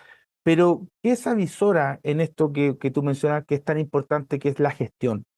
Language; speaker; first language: Spanish; native; Spanish